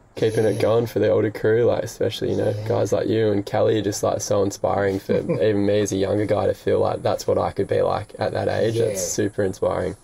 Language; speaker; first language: English; native; English